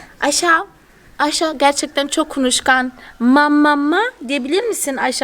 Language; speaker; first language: Turkish; non-native, fluent; Portuguese